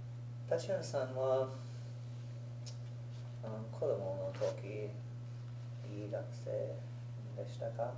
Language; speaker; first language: Japanese; non-native, learner; English